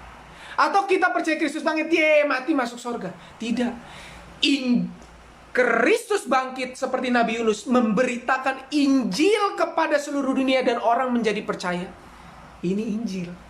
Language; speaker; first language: Indonesian; native; Indonesian